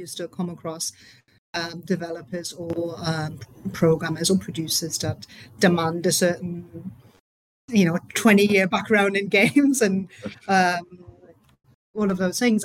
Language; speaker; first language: English; non-native, fluent; German